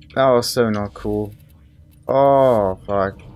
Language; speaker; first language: English; non-native, fluent; German